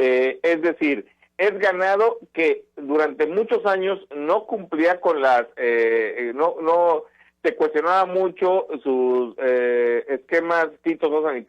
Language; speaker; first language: Spanish; native; Spanish